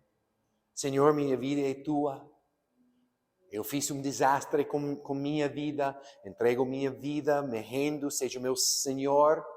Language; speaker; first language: Portuguese; non-native, fluent; English